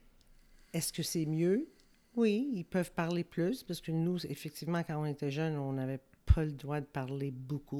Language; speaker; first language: French; native; French